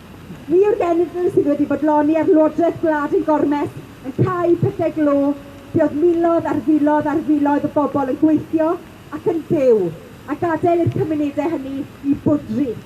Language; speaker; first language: Welsh; native; Welsh